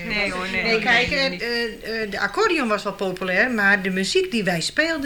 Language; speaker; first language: Dutch; native; Dutch